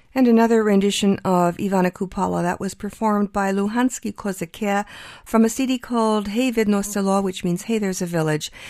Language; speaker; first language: English; early bilingual, other home language; Ukrainian